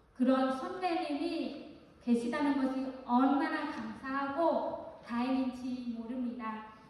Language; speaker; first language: Korean; non-native, fluent; Vietnamese